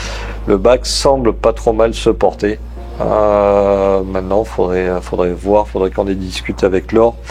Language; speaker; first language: French; native; French